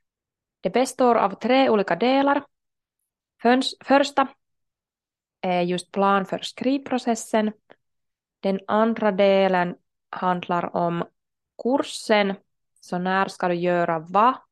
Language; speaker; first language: Swedish; non-native, local second language; Finnish